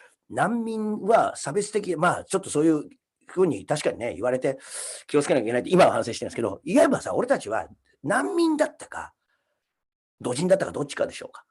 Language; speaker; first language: Japanese; native; Japanese